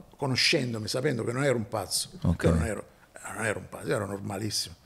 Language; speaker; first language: Italian; native; Italian